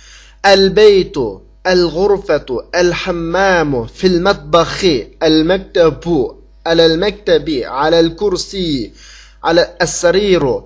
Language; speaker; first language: Arabic; non-native, fluent; Uyghur